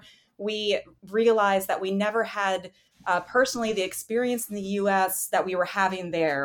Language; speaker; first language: English; native; English